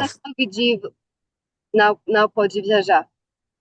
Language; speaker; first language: Portuguese; non-native, learner; Arabic